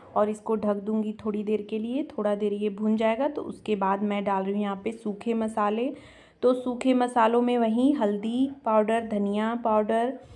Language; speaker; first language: Hindi; native; Hindi